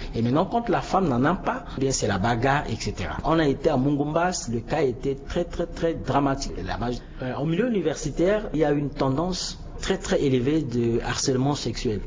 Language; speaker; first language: French; non-native, local second language; Sango